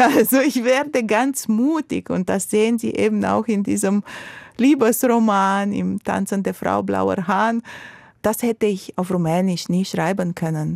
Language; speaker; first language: German; non-native, fluent; Romanian